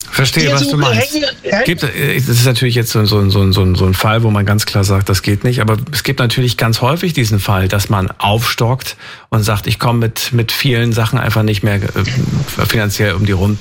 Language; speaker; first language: German; native; German